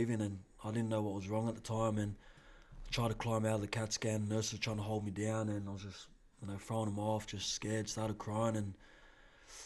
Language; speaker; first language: English; native; English